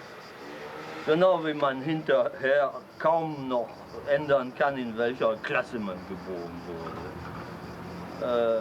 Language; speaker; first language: German; non-native, fluent; French